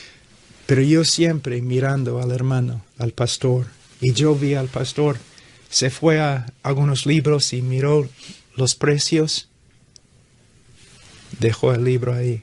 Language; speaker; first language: Spanish; non-native, fluent; English